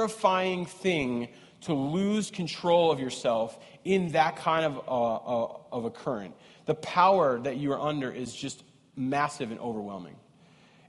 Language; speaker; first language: English; native; English